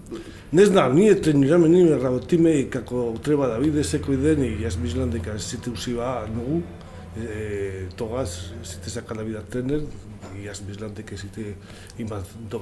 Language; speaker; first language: Macedonian; non-native, learner; Spanish